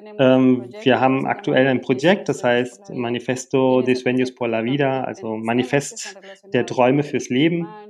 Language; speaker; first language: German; native; German